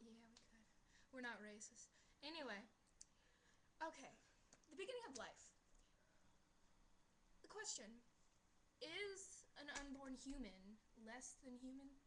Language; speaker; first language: English; native; English